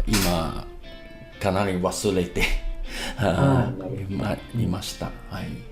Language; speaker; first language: Japanese; non-native, learner; English